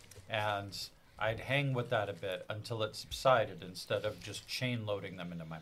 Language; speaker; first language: English; native; English